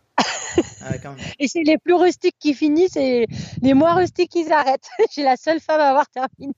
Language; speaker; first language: French; native; French